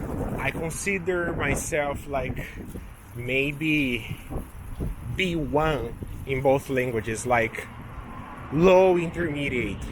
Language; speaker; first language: English; non-native, local second language; Portuguese